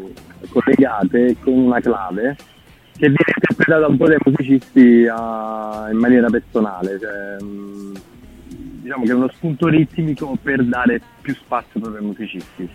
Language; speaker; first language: Italian; native; Italian